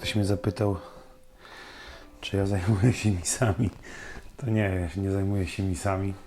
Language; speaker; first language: Polish; native; Polish